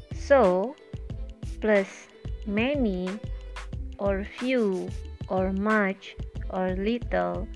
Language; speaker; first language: English; non-native, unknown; Indonesian